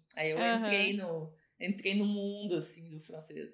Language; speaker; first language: Portuguese; native; Portuguese